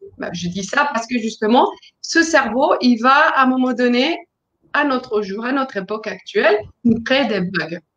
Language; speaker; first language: French; non-native, fluent; Spanish